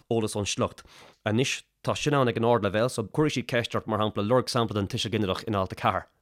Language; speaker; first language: Irish; native; Irish